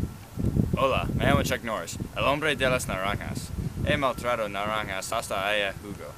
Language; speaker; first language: Spanish; non-native, learner; English